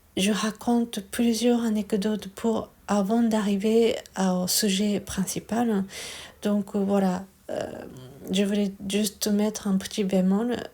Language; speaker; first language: French; non-native, fluent; Japanese